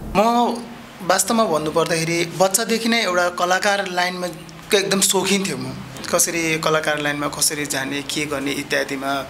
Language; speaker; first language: Nepali; non-native, local second language; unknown